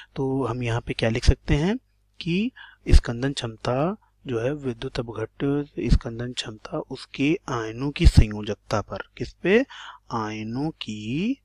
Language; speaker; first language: Hindi; native; Hindi